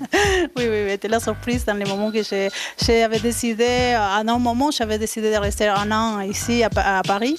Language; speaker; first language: French; non-native, fluent; Spanish